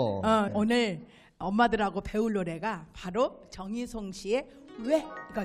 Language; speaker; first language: Korean; native; Korean